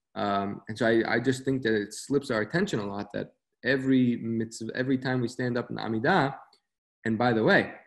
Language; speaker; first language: English; native; English